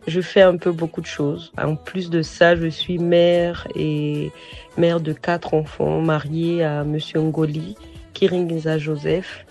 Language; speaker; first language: French; non-native, local second language; Sango